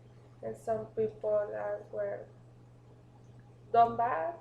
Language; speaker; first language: English; non-native, learner; Spanish